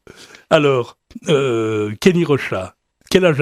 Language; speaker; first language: French; native; French